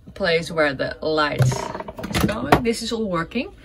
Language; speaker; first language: English; non-native, fluent; Dutch